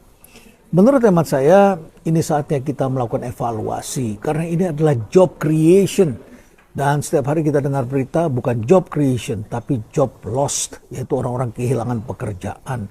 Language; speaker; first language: Indonesian; native; Indonesian